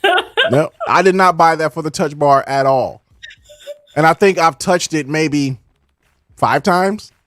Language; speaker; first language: English; native; English